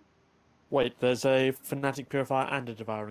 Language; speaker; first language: English; native; English